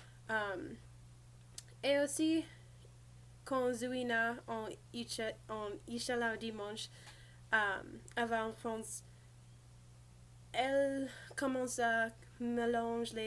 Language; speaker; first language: French; non-native, learner; English